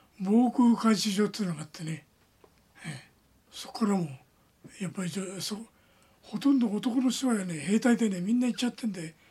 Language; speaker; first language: Japanese; native; Japanese